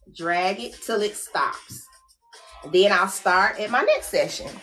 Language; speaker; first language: English; native; English